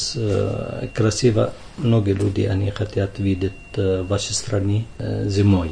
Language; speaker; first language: Russian; non-native, fluent; Arabic